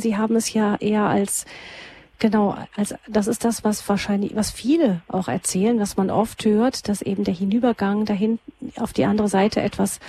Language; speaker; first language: German; native; German